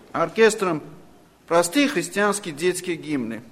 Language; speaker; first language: Russian; non-native, fluent; Armenian